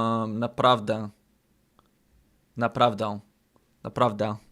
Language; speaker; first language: Polish; non-native, learner; English